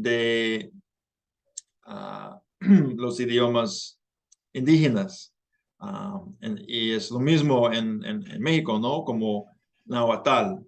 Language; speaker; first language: Spanish; non-native, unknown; English